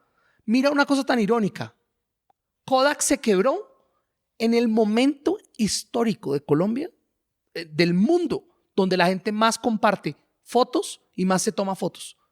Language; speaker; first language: Spanish; native; Spanish